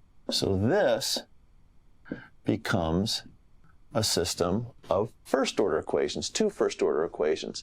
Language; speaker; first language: English; native; English